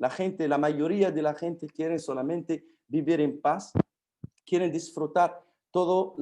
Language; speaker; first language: Spanish; non-native, fluent; Arabic